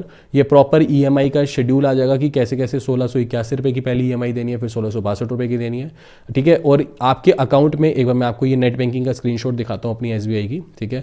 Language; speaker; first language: Hindi; native; Hindi